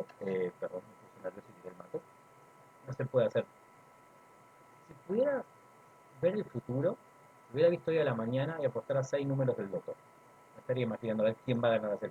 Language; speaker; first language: Spanish; native; Spanish